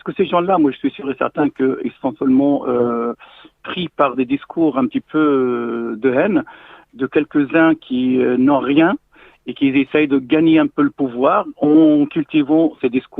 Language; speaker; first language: French; non-native, local second language; Arabic